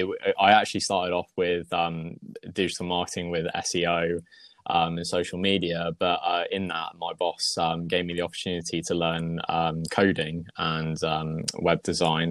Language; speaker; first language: English; native; English